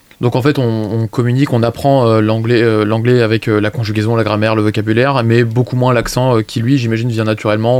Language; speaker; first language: French; native; French